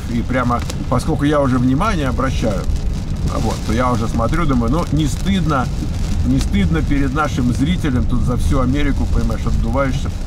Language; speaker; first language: Russian; native; Russian